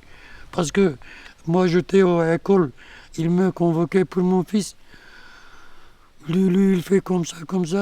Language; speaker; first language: French; non-native, learner; Kurdish